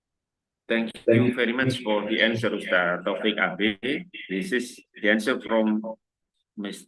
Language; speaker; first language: English; non-native, learner; Indonesian